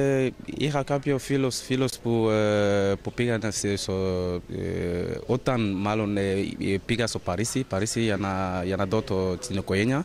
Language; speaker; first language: Greek; non-native, fluent; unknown